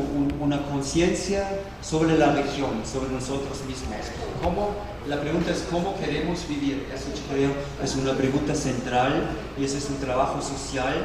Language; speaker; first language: Spanish; non-native, fluent; German